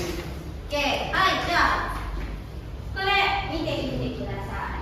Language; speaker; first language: Japanese; non-native, fluent; Indonesian